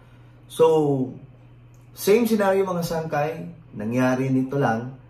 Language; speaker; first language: Filipino; native; Filipino